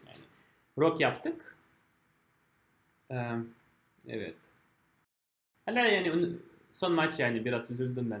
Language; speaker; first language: Turkish; non-native, fluent; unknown